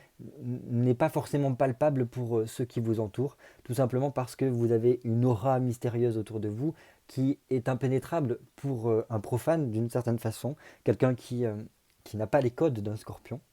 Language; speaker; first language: French; native; French